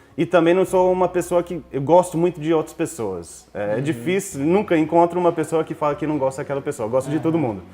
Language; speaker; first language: Portuguese; non-native, fluent; English